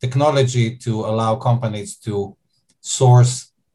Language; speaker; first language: English; non-native, fluent; Hebrew